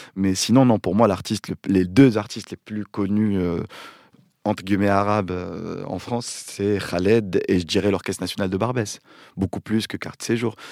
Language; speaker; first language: French; non-native, local second language; Arabic